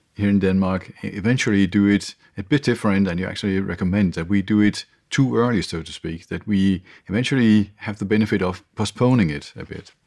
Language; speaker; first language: English; non-native, fluent; Danish